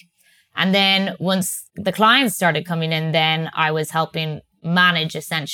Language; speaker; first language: English; native; English